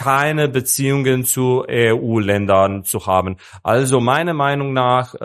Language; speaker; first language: German; non-native, fluent; Serbian